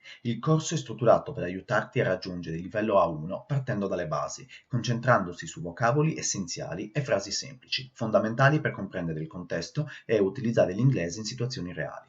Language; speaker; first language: Italian; native; Italian